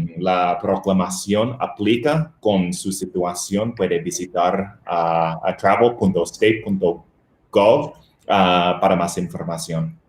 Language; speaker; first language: Spanish; non-native, fluent; English